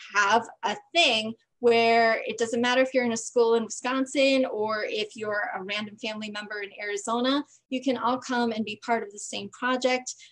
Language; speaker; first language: English; native; English